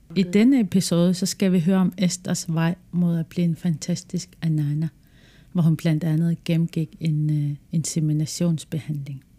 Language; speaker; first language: Danish; non-native, local second language; Kalaallisut